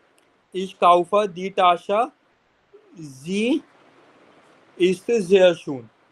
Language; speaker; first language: German; non-native, learner; Hindi